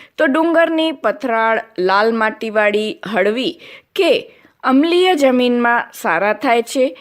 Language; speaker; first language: Gujarati; non-native, local second language; Kachhi